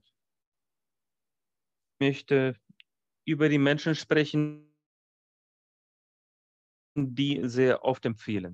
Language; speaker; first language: German; non-native, fluent; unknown